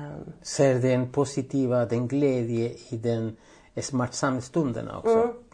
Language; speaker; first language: Swedish; non-native, fluent; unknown